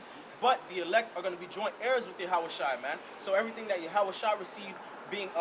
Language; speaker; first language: English; native; English